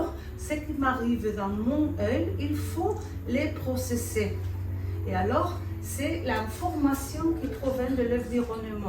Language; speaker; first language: French; non-native, fluent; Spanish